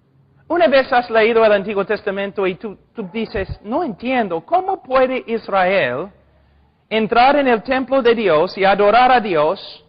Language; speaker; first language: Spanish; non-native, fluent; English